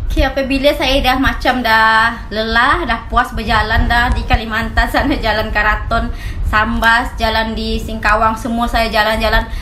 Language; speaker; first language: Malay; native; Malay